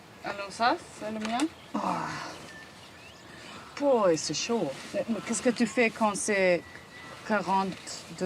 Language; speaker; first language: French; non-native, learner; German